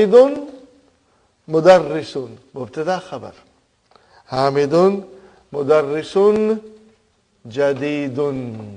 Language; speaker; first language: Arabic; non-native, fluent; Urdu